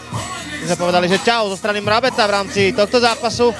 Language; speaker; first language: Slovak; native; Slovak